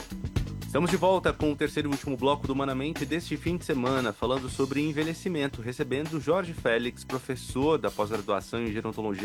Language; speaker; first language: Portuguese; native; Portuguese